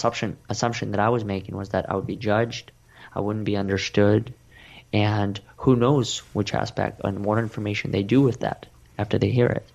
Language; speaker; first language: English; early bilingual, other home language; Russian